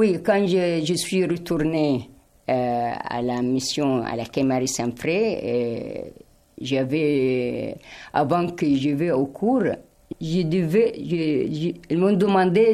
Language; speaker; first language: French; non-native, fluent; Arabic